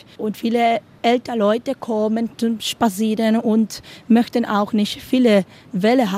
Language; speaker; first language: German; non-native, learner; Spanish